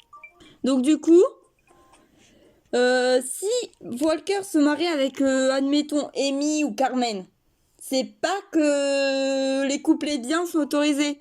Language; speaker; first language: French; native; French